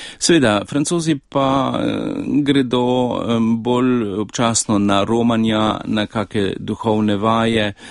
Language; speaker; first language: Slovenian; native; Slovenian